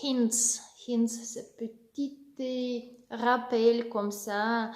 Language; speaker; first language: French; non-native, learner; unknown